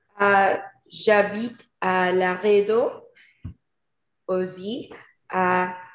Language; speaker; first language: French; non-native, learner; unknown